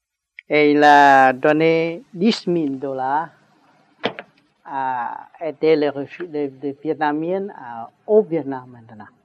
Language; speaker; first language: French; non-native, learner; Vietnamese